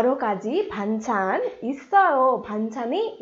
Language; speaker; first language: Korean; non-native, fluent; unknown